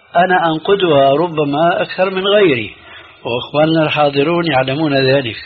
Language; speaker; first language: Arabic; early bilingual, other home language; Albanian